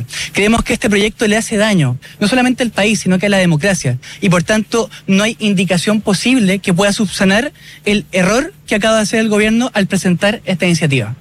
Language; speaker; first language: Spanish; native; Spanish